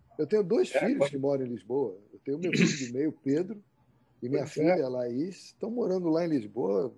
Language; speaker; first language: Portuguese; native; Portuguese